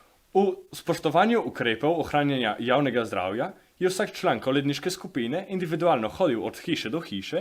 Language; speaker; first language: Slovenian; native; Slovenian